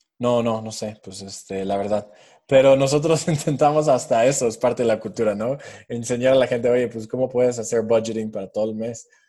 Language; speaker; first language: Spanish; non-native, fluent; English